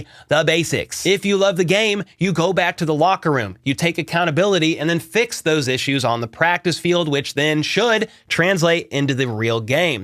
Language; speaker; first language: English; native; English